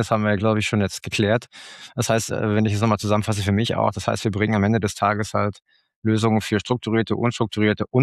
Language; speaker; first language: German; native; German